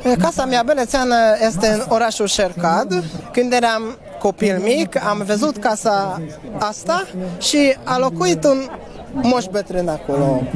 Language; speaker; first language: Romanian; non-native, learner; Hungarian